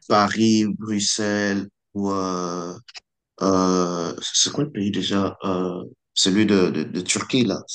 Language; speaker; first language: French; non-native, local second language; Lingala